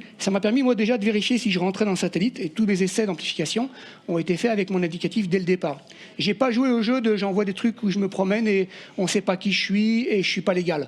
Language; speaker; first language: French; native; French